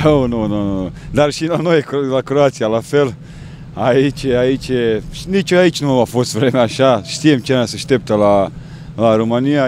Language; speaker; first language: Romanian; non-native, learner; Croatian